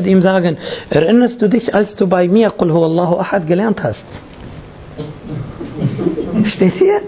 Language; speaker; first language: German; non-native, fluent; Arabic